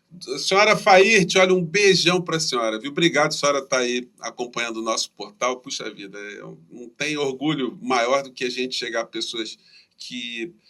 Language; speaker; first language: Portuguese; native; Portuguese